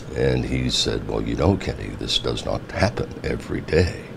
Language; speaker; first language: English; native; English